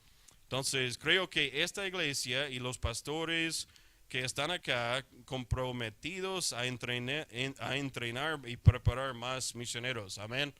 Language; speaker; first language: Spanish; non-native, fluent; English